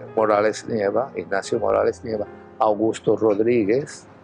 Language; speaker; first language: English; non-native, fluent; Spanish